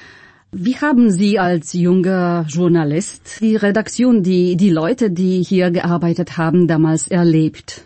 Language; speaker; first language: German; non-native, fluent; Polish